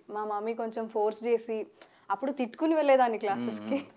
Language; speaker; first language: Telugu; early bilingual, heritage; Telugu